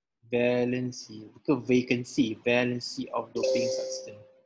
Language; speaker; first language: English; non-native, local second language; Malay